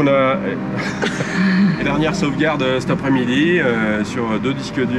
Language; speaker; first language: French; native; French